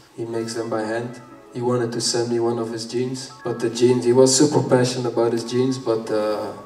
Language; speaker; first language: English; non-native, fluent; Dutch